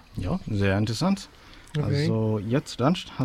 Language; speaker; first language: German; non-native, learner; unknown